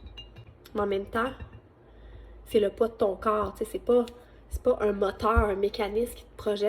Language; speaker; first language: French; native; French